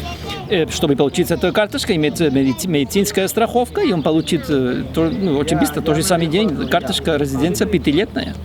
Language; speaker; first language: Russian; non-native, fluent; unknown